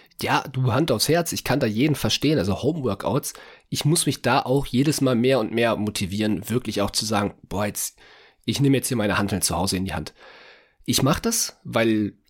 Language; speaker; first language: German; native; German